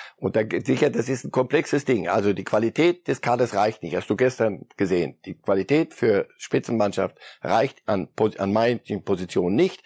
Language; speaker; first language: German; early bilingual, other home language; Polish